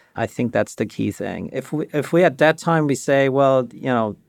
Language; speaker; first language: English; non-native, fluent; German